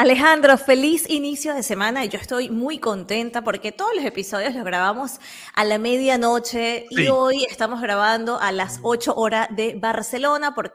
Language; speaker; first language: Spanish; native; Spanish